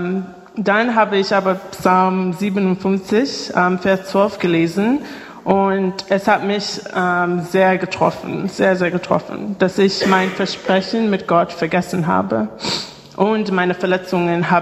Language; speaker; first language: German; non-native, fluent; English